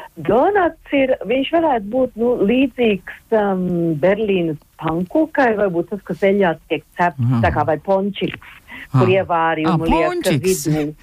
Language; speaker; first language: Latvian; early bilingual, heritage; Latvian